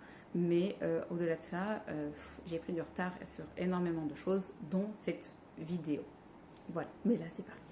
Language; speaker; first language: French; native; French